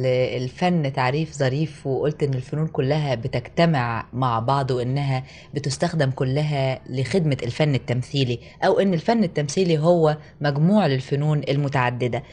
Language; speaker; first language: Arabic; native; Arabic